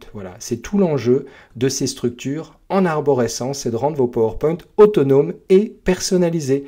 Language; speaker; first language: French; native; French